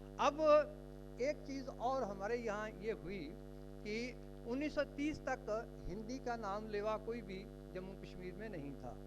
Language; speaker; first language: Hindi; non-native, local second language; Punjabi